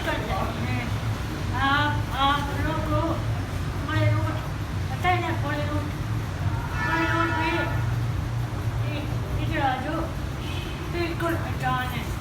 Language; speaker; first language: Hindi; non-native, learner; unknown